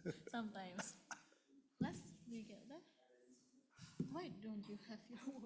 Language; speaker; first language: English; non-native, learner; Indonesian